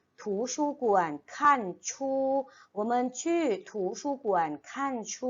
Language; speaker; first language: Chinese; non-native, fluent; Thai